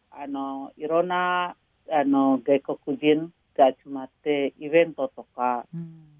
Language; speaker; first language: Japanese; non-native, fluent; Indonesian